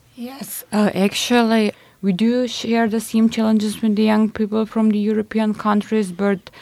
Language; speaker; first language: English; non-native, fluent; Macedonian